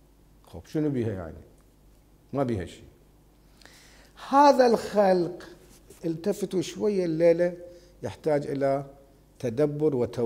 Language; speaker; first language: Arabic; native; Arabic